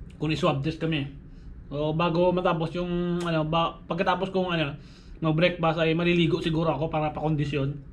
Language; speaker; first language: Filipino; non-native, local second language; Hiligaynon